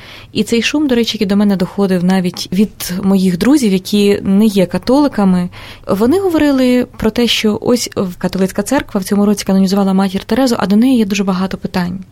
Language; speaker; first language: Ukrainian; native; Ukrainian